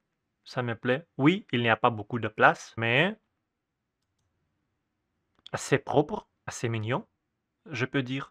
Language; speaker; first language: French; non-native, fluent; Russian